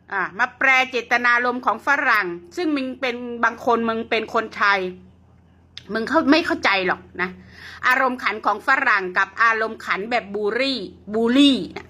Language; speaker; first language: Thai; native; Thai